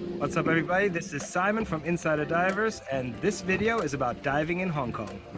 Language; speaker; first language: English; non-native, fluent; Cantonese